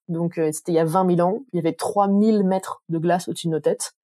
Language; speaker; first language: French; native; French